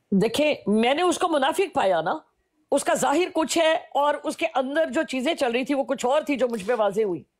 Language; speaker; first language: Urdu; non-native, local second language; Punjabi